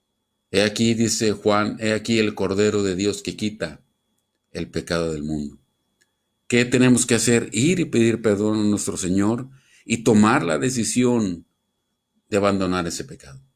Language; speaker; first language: Spanish; native; Spanish